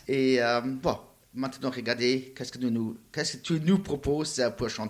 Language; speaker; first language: French; non-native, learner; Luxembourgish